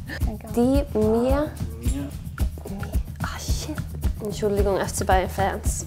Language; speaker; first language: German; non-native, learner; Icelandic